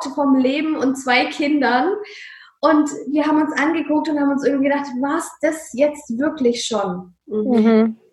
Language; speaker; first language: German; native; German